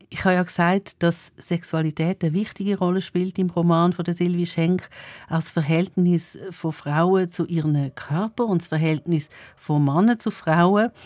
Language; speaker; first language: German; native; German